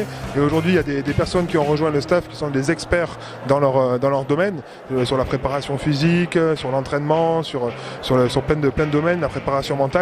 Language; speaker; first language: French; native; French